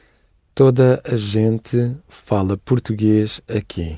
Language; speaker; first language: Portuguese; non-native, learner; English